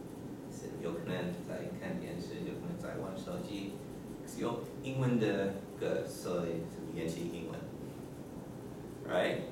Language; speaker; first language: Chinese; non-native, learner; English